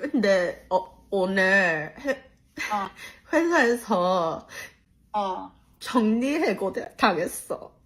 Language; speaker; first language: Korean; early bilingual, heritage; English